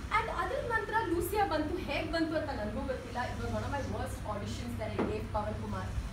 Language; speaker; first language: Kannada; non-native, local second language; Tamil